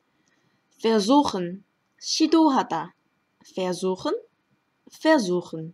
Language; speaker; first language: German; non-native, fluent; Korean